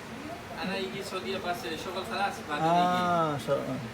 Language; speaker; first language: Arabic; non-native, learner; Urdu